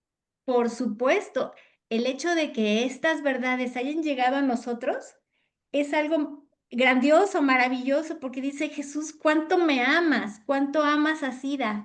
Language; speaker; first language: Spanish; native; Spanish